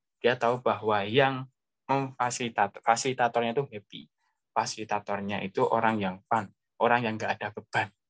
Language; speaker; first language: Indonesian; native; Indonesian